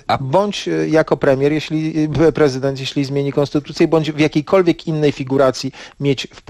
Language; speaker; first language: Polish; native; Polish